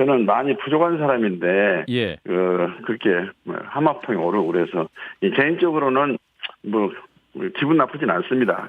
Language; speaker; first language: Korean; native; Korean